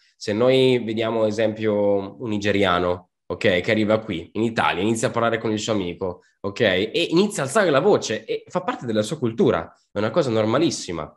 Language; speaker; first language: Italian; native; Italian